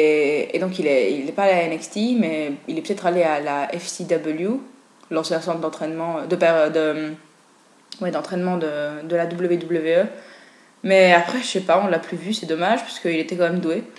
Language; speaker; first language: French; native; French